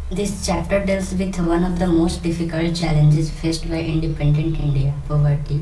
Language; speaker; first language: English; non-native, local second language; Hindi